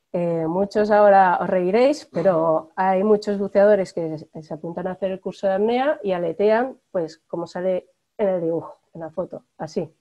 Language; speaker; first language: Spanish; native; Spanish